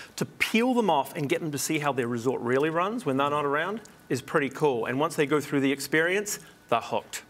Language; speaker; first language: English; native; English